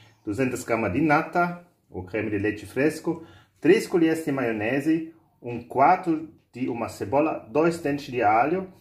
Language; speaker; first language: Portuguese; non-native, fluent; German